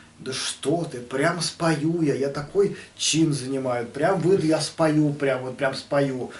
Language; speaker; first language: Russian; native; Russian